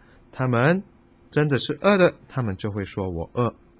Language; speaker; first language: Chinese; native; Chinese